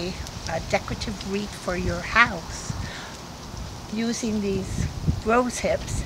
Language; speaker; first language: English; native; English